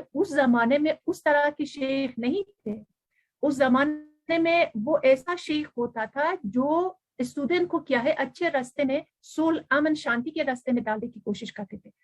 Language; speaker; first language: Urdu; non-native, fluent; Persian